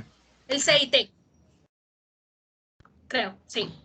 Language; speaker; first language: Spanish; native; Spanish